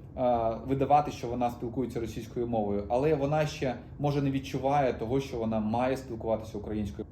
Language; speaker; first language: Ukrainian; non-native, local second language; Russian